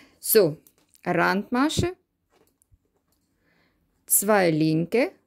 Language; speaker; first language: German; non-native, learner; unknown